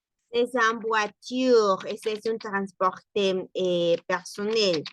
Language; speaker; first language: French; non-native, learner; Spanish